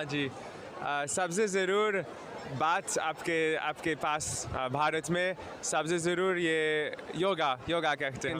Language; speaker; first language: Hindi; non-native, learner; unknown